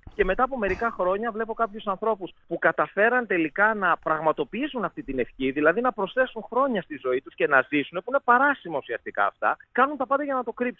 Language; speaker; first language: Greek; native; Greek